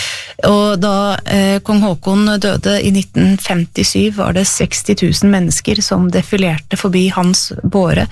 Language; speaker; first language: Norwegian; native; Norwegian